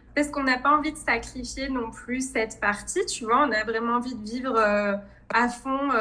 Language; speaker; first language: French; native; French